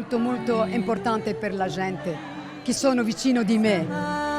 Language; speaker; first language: Italian; non-native, learner; French